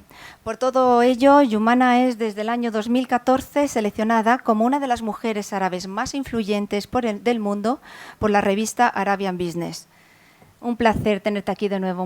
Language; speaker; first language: Spanish; native; Spanish